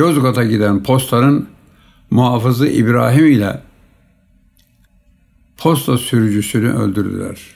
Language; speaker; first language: Turkish; native; Turkish